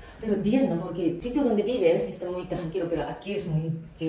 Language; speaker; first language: Spanish; non-native, fluent; Japanese